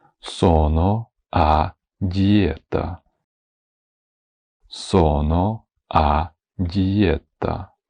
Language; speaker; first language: Italian; non-native, fluent; Ukrainian